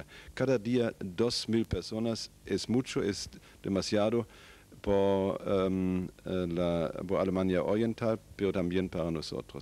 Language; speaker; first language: Spanish; non-native, fluent; German